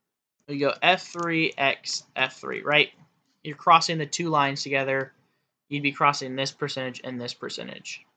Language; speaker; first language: English; native; English